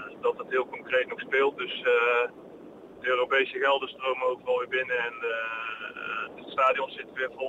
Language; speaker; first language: Dutch; native; Dutch